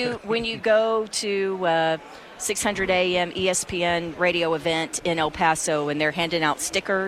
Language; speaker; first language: English; native; English